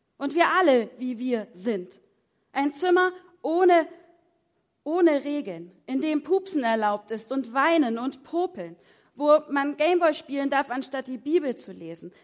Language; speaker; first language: German; native; German